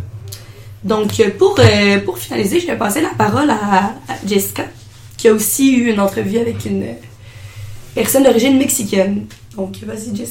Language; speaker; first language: French; native; French